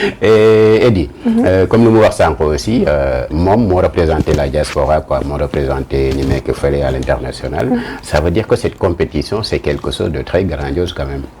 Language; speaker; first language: French; non-native, local second language; Wolof